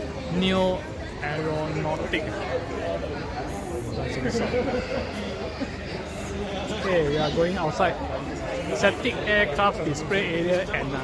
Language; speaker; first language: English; non-native, local second language; Chinese